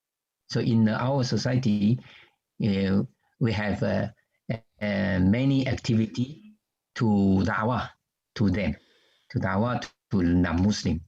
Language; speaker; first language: English; non-native, learner; Chinese